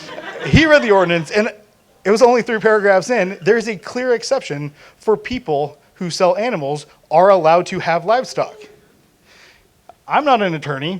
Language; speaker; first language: English; native; English